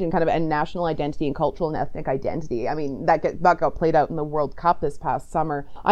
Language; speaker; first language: English; native; English